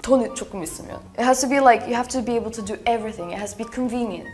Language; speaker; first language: English; native; English